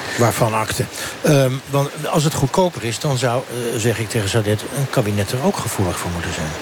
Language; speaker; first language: Dutch; native; Dutch